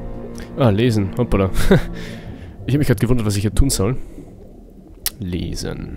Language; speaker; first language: German; native; German